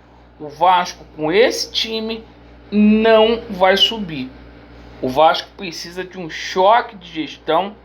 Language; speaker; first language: Portuguese; native; Portuguese